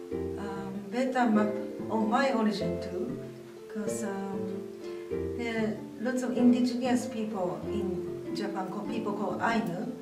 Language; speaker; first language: English; non-native, fluent; Japanese